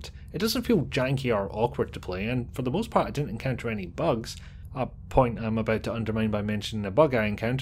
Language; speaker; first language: English; native; English